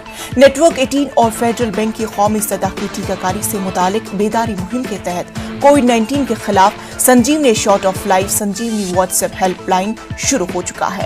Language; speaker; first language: Hindi; native; Hindi